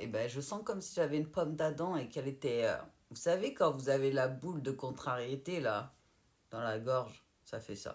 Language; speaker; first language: French; native; French